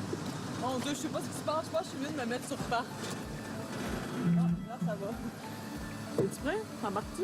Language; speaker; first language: French; native; French